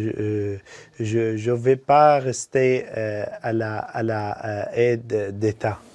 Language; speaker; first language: French; non-native, learner; Arabic